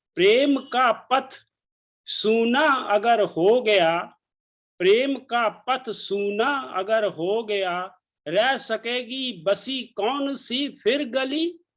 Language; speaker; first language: Hindi; native; Hindi